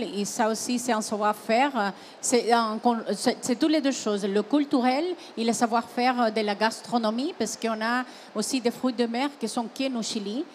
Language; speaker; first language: French; non-native, fluent; Spanish